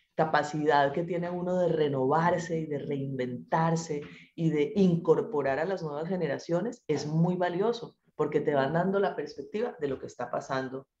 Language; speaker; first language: Spanish; native; Spanish